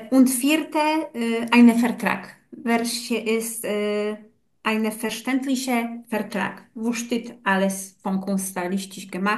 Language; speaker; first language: German; non-native, learner; Polish